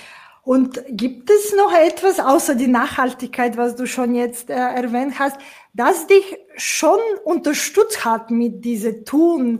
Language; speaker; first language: German; non-native, fluent; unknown